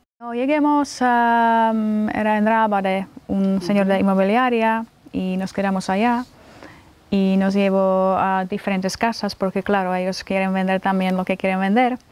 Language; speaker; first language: Spanish; non-native, fluent; Czech